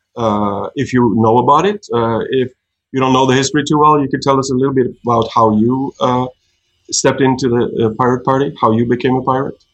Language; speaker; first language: English; non-native, fluent; Norwegian